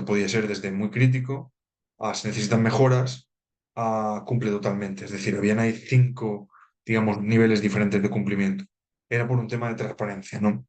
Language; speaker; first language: Spanish; native; Spanish